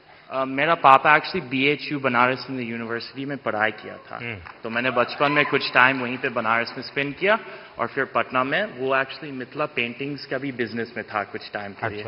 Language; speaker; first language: Hindi; non-native, fluent; English